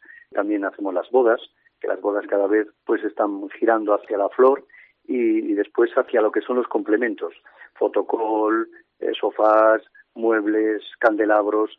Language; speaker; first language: Spanish; native; Spanish